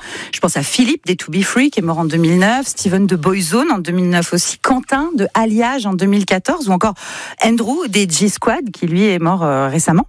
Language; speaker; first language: French; native; French